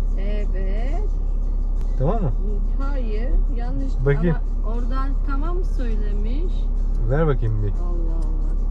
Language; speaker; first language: Turkish; non-native, learner; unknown